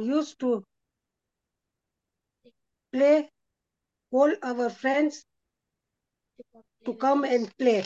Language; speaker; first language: English; non-native, local second language; Gujarati